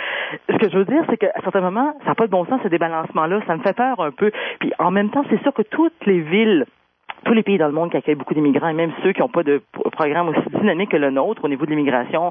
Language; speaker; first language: French; native; French